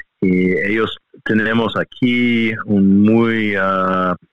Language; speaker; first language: Spanish; non-native, learner; English